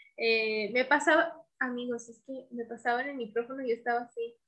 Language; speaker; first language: Spanish; native; Spanish